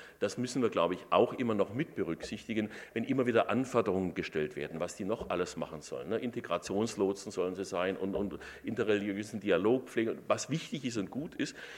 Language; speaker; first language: German; native; German